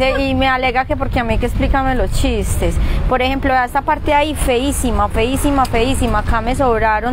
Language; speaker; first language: Spanish; native; Spanish